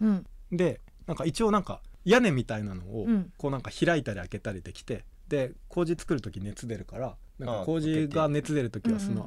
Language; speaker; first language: Japanese; native; Japanese